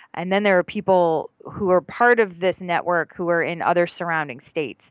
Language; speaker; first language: English; native; English